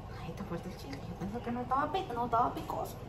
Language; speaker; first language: Spanish; native; Spanish